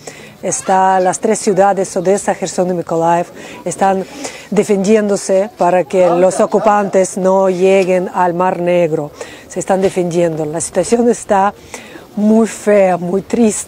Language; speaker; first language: Spanish; non-native, fluent; Ukrainian